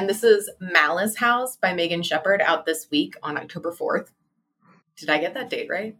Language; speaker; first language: English; native; English